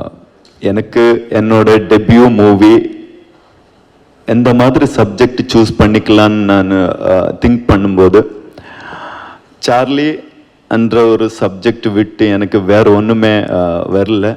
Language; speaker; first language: Tamil; non-native, learner; Kannada